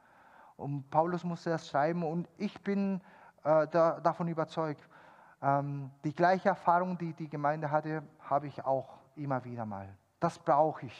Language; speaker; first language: German; non-native, fluent; Spanish